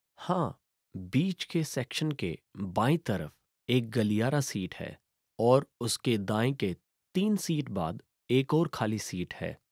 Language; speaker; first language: Hindi; native; Hindi